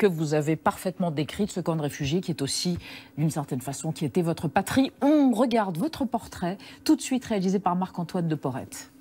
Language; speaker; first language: French; native; French